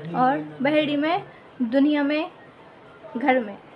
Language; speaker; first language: Hindi; native; Hindi